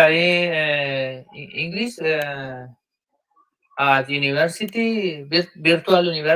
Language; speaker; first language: English; non-native, learner; Spanish